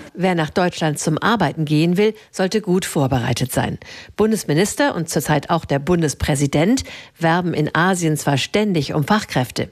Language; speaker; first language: German; native; German